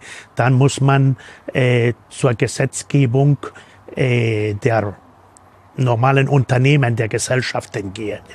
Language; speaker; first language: German; non-native, fluent; Spanish